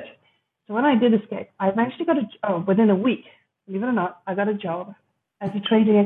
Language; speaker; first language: English; native; English